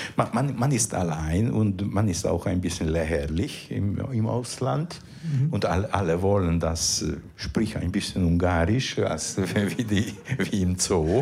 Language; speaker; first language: German; non-native, fluent; Hungarian